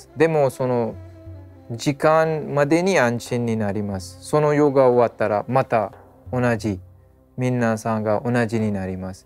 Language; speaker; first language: Japanese; non-native, learner; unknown